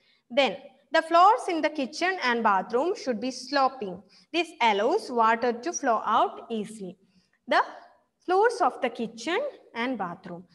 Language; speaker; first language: English; non-native, local second language; Malayalam